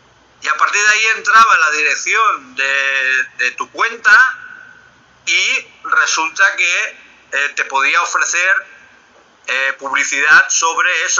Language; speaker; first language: Spanish; native; Spanish